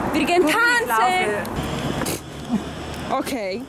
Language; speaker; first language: German; early bilingual, other home language; Spanish